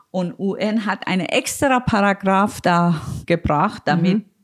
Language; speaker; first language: German; non-native, fluent; Persian